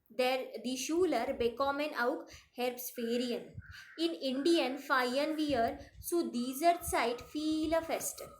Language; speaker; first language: German; non-native, fluent; Marathi